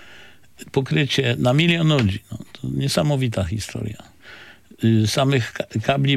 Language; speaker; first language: Polish; native; Polish